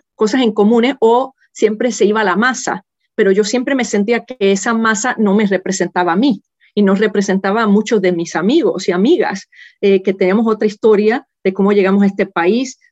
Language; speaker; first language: Spanish; native; Spanish